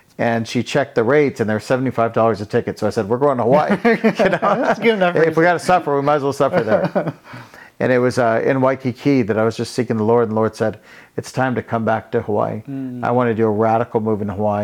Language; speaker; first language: English; native; English